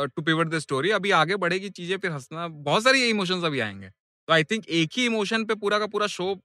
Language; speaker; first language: Hindi; native; Hindi